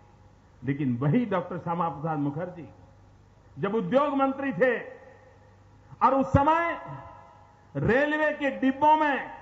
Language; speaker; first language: Hindi; non-native, local second language; Gujarati